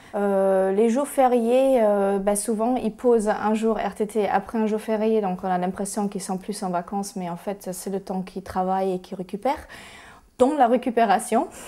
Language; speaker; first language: French; non-native, fluent; German